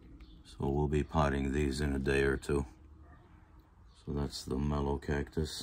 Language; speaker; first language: English; native; English